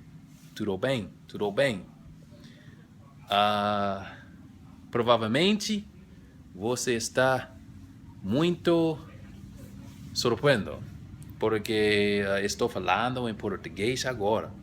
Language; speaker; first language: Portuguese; non-native, learner; English